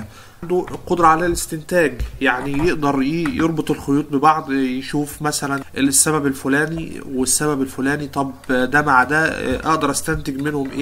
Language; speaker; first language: Arabic; native; Arabic